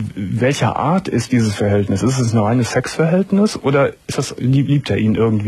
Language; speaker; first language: German; native; German